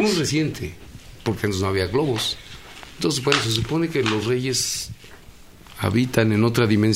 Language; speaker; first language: Spanish; native; Spanish